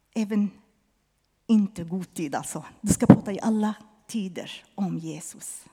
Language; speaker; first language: Swedish; non-native, fluent; Arabic